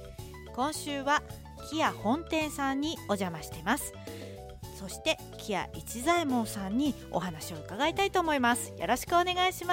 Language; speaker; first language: Japanese; native; Japanese